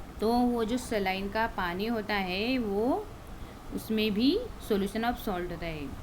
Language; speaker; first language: Hindi; non-native, local second language; Marathi